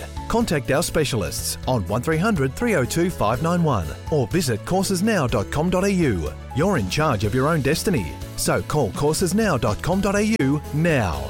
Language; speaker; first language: English; native; English